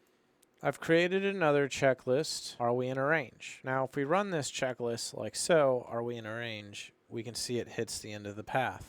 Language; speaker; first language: English; native; English